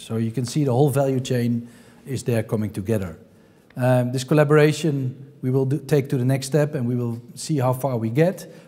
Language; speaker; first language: English; non-native, fluent; Dutch